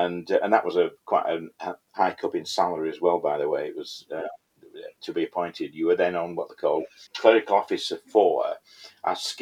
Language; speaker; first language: English; native; English